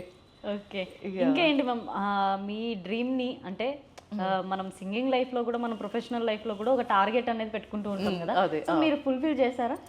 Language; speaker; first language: Telugu; native; Telugu